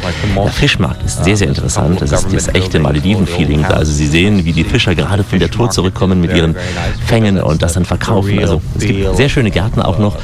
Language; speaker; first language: German; native; German